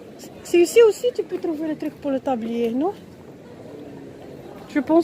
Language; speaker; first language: French; non-native, local second language; Arabic